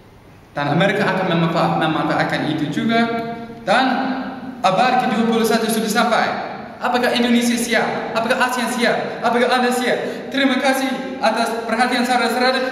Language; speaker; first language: Indonesian; non-native, learner; English